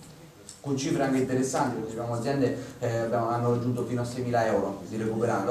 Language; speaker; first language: Italian; native; Italian